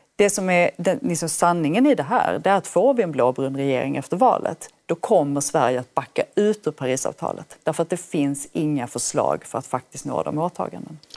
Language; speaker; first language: Swedish; native; Swedish